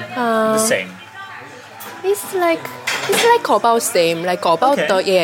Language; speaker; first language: English; non-native, fluent; Korean